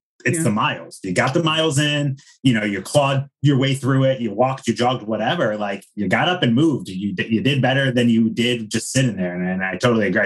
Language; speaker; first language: English; native; English